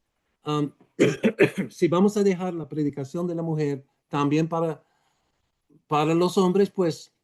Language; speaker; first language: Spanish; non-native, fluent; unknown